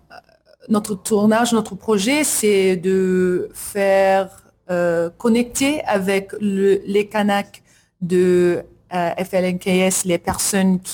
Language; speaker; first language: French; non-native, learner; English